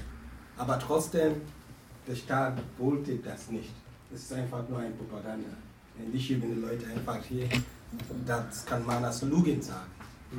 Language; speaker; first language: German; non-native, learner; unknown